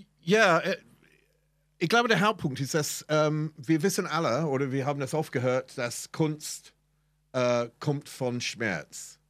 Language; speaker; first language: German; non-native, fluent; English